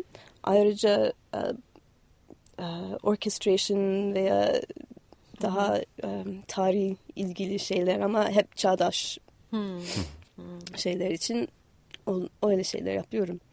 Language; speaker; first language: Turkish; non-native, fluent; English